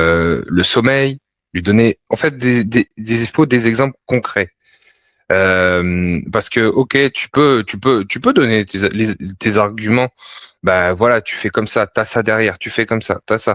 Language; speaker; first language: French; native; French